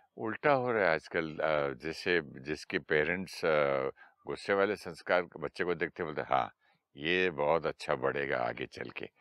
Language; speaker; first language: Hindi; native; Hindi